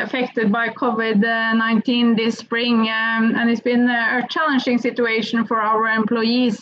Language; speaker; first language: English; non-native, fluent; Norwegian